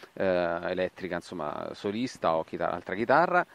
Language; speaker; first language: Italian; native; Italian